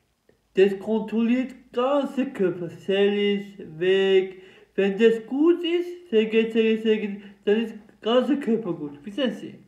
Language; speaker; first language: German; non-native, learner; Turkish